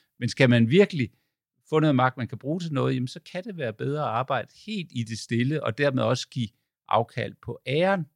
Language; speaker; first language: Danish; native; Danish